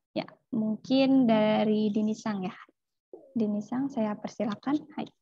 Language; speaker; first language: Indonesian; native; Indonesian